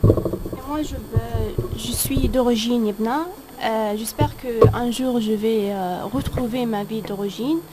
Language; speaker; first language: French; non-native, fluent; Arabic